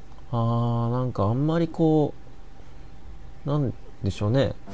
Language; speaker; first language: Japanese; native; Japanese